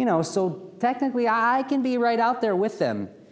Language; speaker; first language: English; native; English